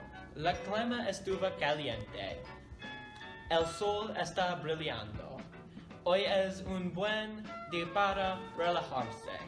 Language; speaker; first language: Spanish; non-native, learner; English